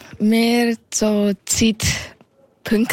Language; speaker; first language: German; early bilingual, heritage; German